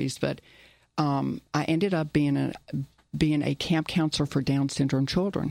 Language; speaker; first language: English; early bilingual, other home language; German